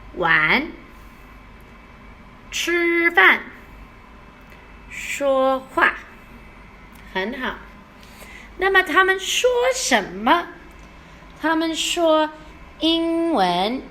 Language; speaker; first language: Chinese; non-native, fluent; English